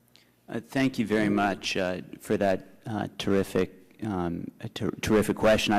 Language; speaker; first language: English; native; English